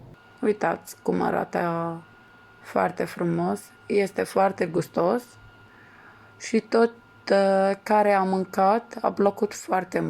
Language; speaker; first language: Romanian; non-native, learner; Arabic